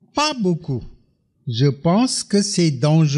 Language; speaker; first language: French; non-native, fluent; Tamil